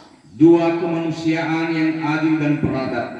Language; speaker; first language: Indonesian; native; Indonesian